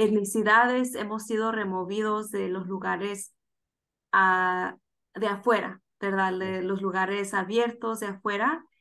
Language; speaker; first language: Spanish; early bilingual, heritage; Spanish